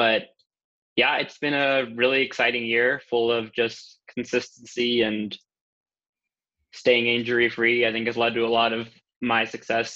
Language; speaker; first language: English; native; English